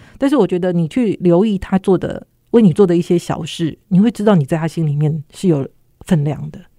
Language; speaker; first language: Chinese; native; Chinese